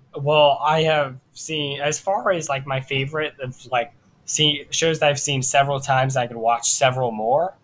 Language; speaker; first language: English; native; English